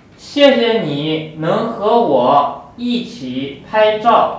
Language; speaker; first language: Chinese; non-native, fluent; Urdu